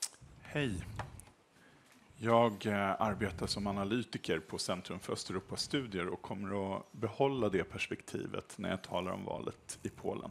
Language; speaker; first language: Swedish; native; Swedish